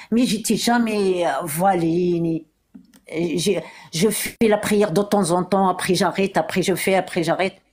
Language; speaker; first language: French; non-native, local second language; Arabic